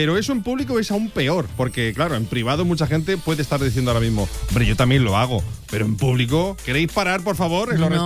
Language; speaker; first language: Spanish; native; Spanish